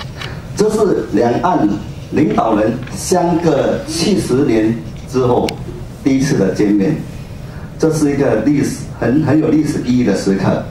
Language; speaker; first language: Chinese; native; Chinese